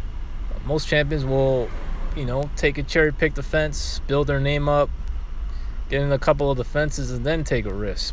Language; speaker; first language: English; native; English